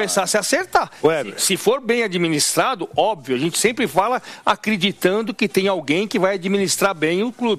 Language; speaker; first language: Portuguese; native; Portuguese